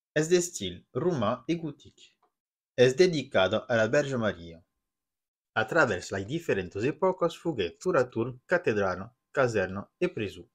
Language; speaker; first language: Occitan; non-native, local second language; French